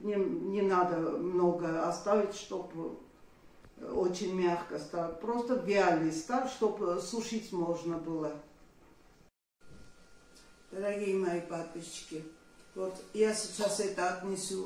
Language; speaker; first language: Russian; non-native, fluent; Armenian